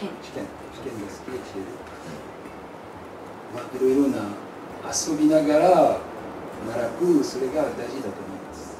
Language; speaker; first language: Japanese; non-native, learner; French